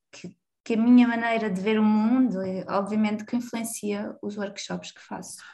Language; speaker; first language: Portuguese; native; Portuguese